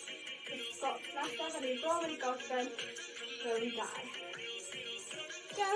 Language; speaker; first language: Welsh; non-native, local second language; English